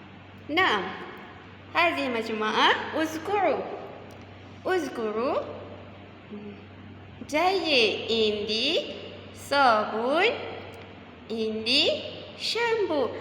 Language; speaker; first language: Arabic; non-native, learner; Malay